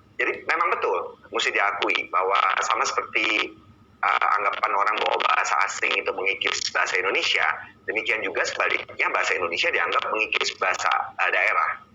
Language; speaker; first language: Indonesian; native; Indonesian